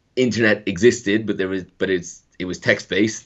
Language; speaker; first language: English; native; English